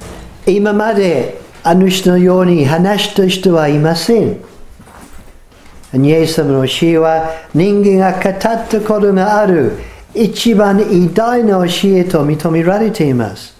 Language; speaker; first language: Japanese; non-native, fluent; English